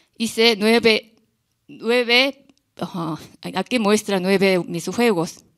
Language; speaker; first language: Spanish; non-native, learner; Korean